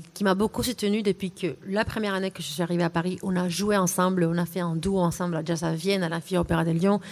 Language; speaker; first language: French; early bilingual, other home language; Spanish